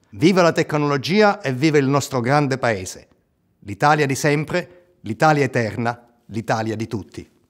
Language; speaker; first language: Italian; native; Italian